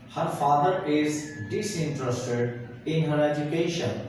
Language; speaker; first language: English; non-native, local second language; Urdu